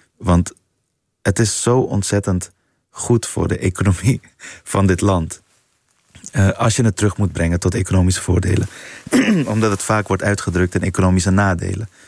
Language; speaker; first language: Dutch; early bilingual, other home language; Persian